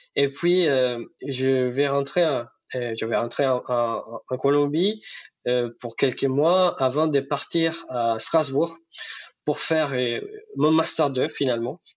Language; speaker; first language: French; non-native, fluent; Spanish